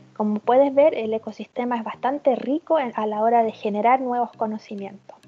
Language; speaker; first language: Spanish; early bilingual, heritage; German